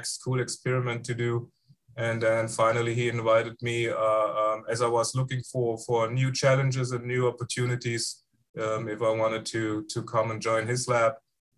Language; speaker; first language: English; non-native, fluent; German